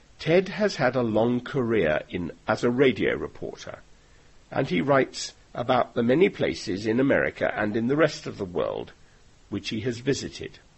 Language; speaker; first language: English; native; English